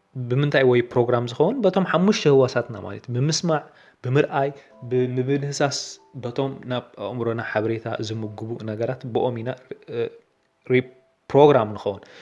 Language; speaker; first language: Tigrinya; native; Tigrinya